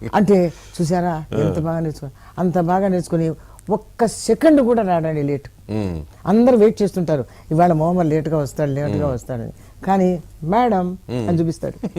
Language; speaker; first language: Telugu; native; Telugu